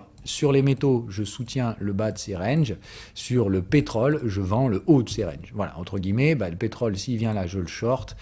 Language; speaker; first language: French; native; French